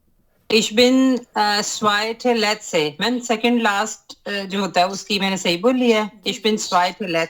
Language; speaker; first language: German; non-native, learner; Urdu